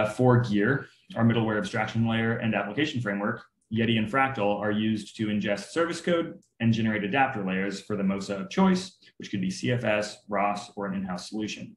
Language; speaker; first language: English; native; English